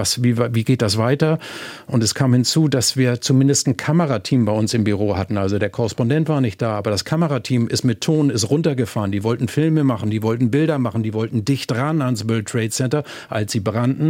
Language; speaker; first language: German; native; German